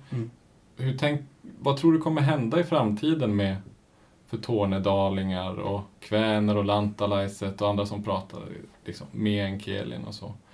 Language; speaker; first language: Swedish; native; Swedish